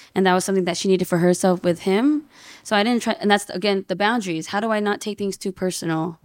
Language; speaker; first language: English; native; English